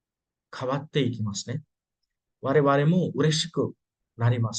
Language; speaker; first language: Japanese; non-native, fluent; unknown